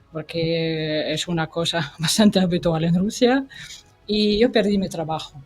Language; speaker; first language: Spanish; non-native, fluent; Russian